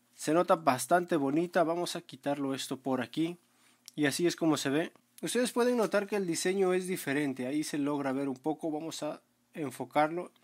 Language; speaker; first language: Spanish; native; Spanish